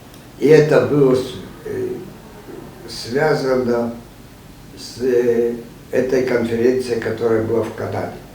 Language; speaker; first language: Russian; non-native, fluent; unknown